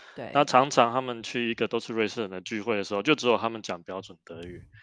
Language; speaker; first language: Chinese; non-native, local second language; Min Nan Chinese